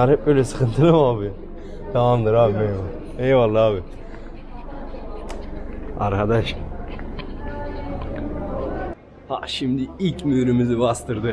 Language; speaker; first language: Turkish; native; Turkish